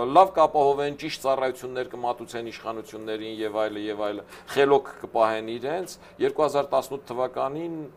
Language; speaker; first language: Armenian; native; Armenian